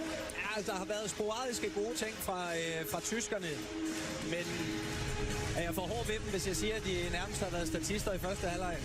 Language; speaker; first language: Danish; native; Danish